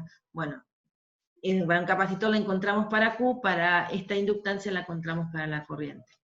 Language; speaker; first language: Spanish; native; Spanish